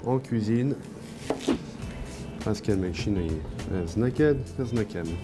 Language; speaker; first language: Hungarian; non-native, learner; French